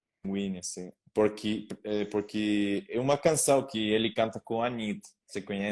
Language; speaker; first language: Portuguese; non-native, learner; Spanish